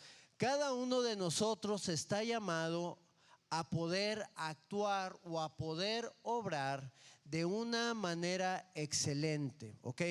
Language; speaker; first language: Spanish; native; Spanish